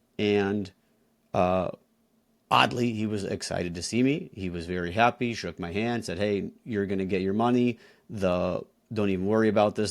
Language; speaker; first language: English; native; English